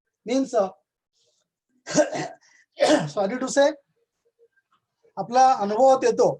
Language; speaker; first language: Marathi; non-native, local second language; Kannada